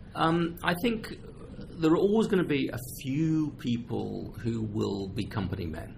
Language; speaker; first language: English; native; English